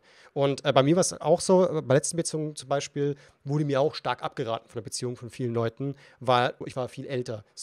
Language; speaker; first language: German; native; German